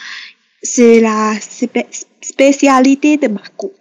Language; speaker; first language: French; non-native, learner; Chinese